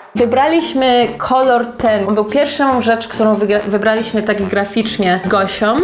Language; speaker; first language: Polish; native; Polish